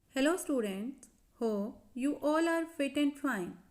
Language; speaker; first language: English; non-native, local second language; Punjabi